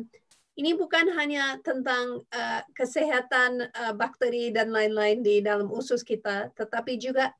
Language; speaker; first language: Indonesian; non-native, fluent; English